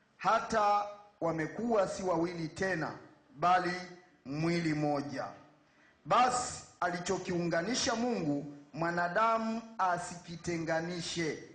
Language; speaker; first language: Swahili; native; Swahili